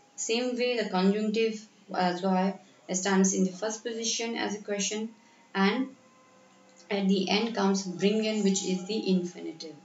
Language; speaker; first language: English; non-native, local second language; Hindi